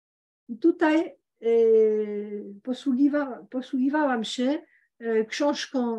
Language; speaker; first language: Polish; early bilingual, heritage; Polish